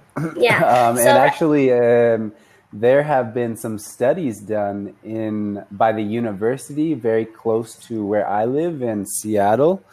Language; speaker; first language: English; native; English